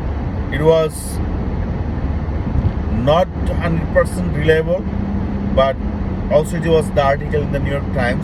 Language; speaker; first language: English; non-native, local second language; Bangla